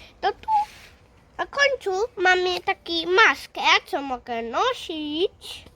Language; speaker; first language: Polish; early bilingual, heritage; Polish